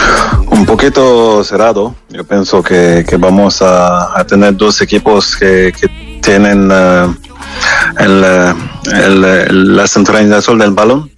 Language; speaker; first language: Spanish; non-native, fluent; French